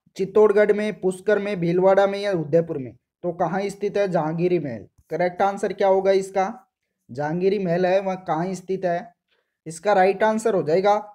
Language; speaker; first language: Hindi; native; Hindi